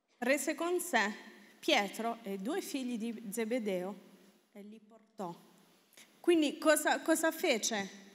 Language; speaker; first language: Italian; native; Italian